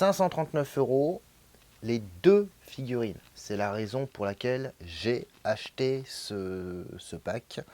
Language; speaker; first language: French; native; French